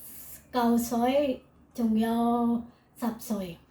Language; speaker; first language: Cantonese; non-native, learner; Indonesian